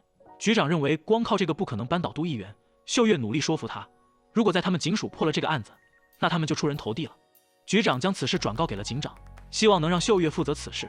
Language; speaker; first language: Chinese; native; Chinese